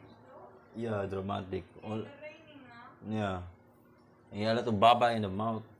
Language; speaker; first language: English; non-native, learner; Cebuano